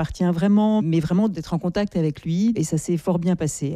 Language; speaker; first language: French; native; French